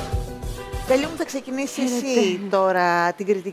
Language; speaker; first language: Greek; native; Greek